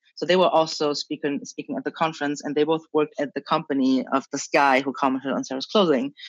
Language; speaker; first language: English; early bilingual, other home language; Chinese